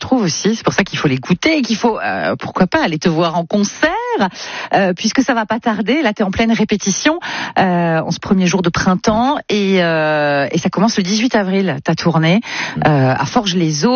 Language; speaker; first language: French; native; French